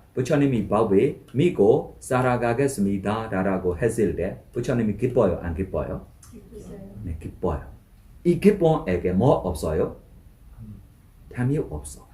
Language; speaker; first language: Korean; non-native, learner; Burmese